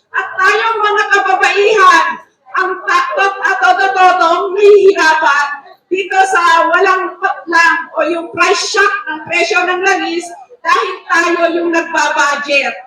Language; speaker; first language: Filipino; native; Filipino